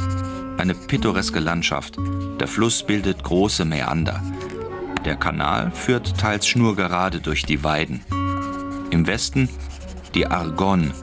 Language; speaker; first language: German; native; German